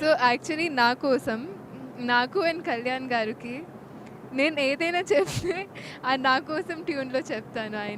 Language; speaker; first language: Telugu; non-native, fluent; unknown